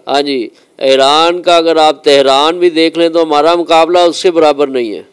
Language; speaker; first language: Urdu; native; Urdu